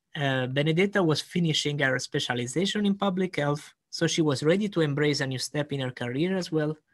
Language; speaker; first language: English; non-native, fluent; Italian